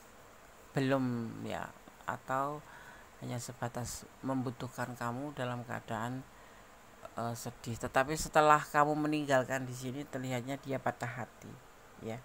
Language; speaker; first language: Indonesian; native; Indonesian